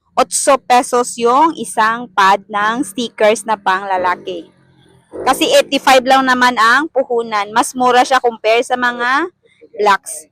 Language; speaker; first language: Filipino; non-native, local second language; Cebuano